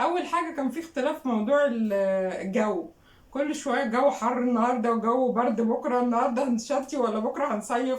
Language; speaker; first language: Arabic; native; Arabic